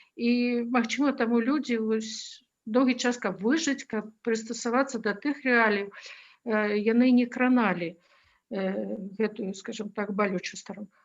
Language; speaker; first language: Belarusian; non-native, local second language; Russian